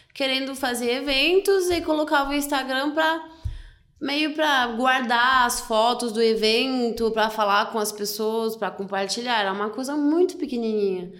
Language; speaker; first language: Portuguese; non-native, fluent; French